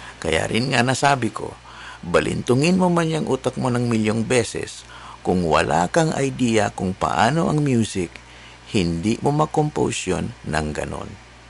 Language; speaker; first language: Filipino; native; Filipino